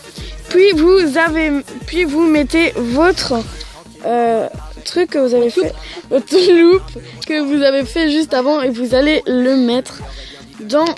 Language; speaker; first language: French; native; French